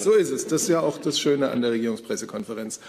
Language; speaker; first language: German; native; German